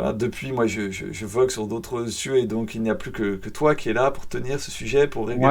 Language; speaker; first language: French; native; French